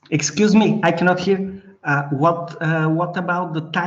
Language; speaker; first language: English; non-native, learner; Bulgarian